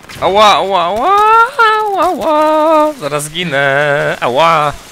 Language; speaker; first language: Polish; native; Polish